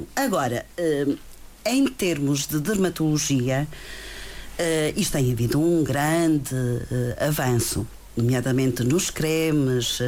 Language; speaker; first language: Portuguese; native; Portuguese